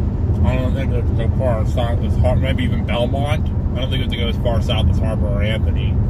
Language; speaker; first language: English; native; English